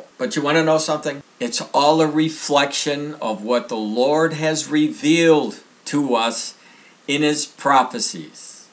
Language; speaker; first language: English; native; English